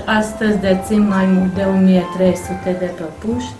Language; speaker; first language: Romanian; non-native, local second language; Hungarian